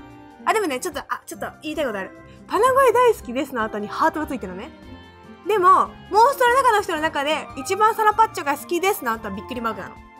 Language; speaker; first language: Japanese; native; Japanese